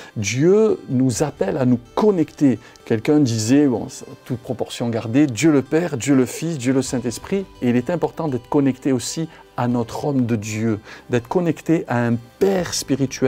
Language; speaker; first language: French; native; French